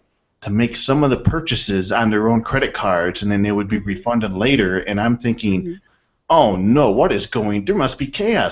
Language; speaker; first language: English; native; English